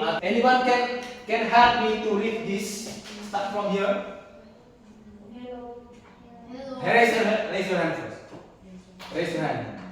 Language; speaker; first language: English; non-native, learner; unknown